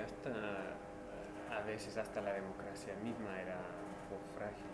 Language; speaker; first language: Spanish; non-native, fluent; English